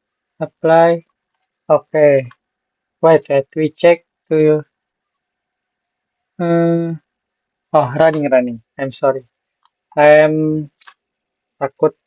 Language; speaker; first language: English; non-native, learner; Indonesian